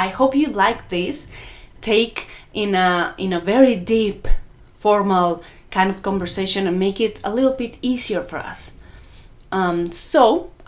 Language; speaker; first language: English; non-native, fluent; Spanish